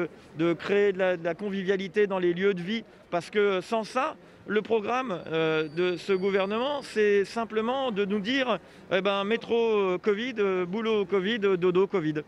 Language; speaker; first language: French; native; French